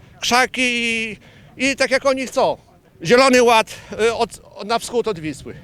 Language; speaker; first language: Polish; native; Polish